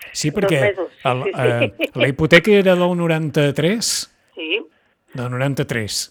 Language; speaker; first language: Catalan; native; Catalan